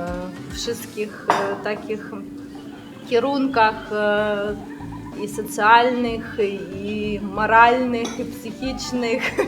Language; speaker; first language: Polish; non-native, learner; Ukrainian